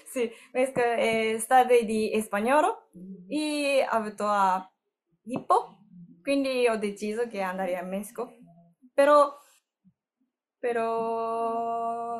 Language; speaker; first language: Italian; non-native, learner; Japanese